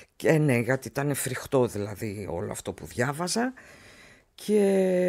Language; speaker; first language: Greek; native; Greek